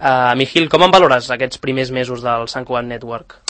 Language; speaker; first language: Catalan; native; Catalan